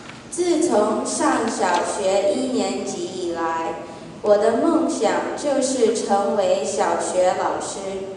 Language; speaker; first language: Chinese; early bilingual, heritage; Chinese